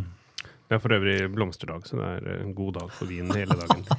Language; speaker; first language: Norwegian; native; Norwegian